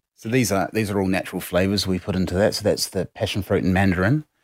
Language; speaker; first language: English; native; English